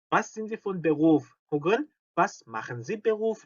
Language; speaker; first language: German; non-native, fluent; Korean